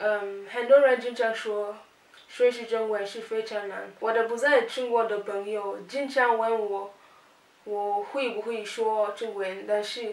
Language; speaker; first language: Chinese; non-native, learner; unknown